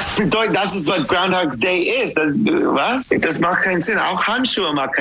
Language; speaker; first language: German; non-native, learner; English